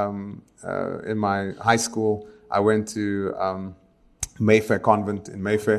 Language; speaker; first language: English; native; English